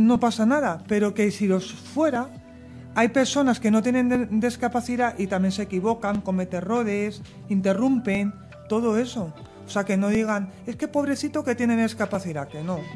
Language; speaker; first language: Spanish; native; Spanish